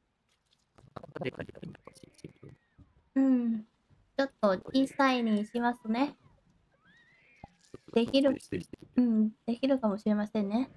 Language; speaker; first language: Japanese; non-native, learner; Thai